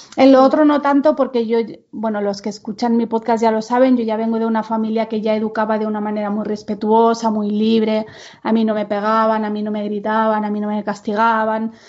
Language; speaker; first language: Spanish; non-native, local second language; Catalan